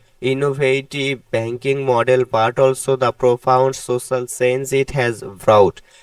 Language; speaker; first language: English; non-native, local second language; Bangla